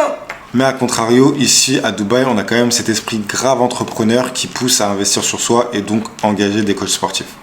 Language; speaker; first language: French; native; French